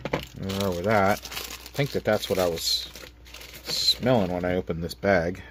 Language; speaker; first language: English; native; English